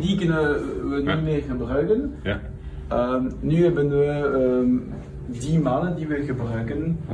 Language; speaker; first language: Dutch; non-native, local second language; French